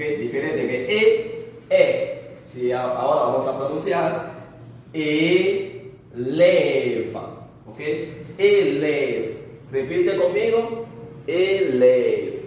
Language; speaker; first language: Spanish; non-native, fluent; Haitian Creole